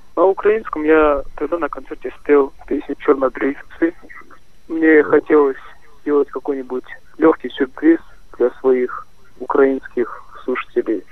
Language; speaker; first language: Russian; non-native, local second language; Kazakh